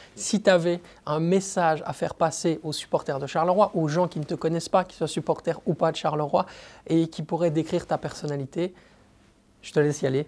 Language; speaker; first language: French; native; French